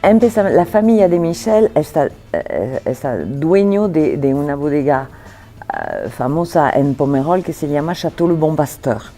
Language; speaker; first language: Spanish; non-native, fluent; French